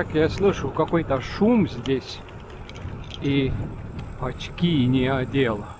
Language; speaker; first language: Russian; non-native, learner; Estonian